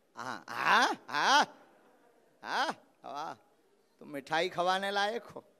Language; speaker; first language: Hindi; native; Hindi